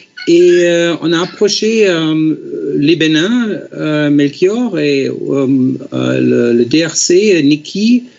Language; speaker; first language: French; non-native, fluent; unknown